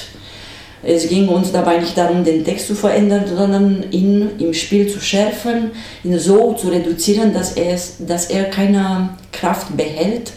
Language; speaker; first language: German; non-native, fluent; Romanian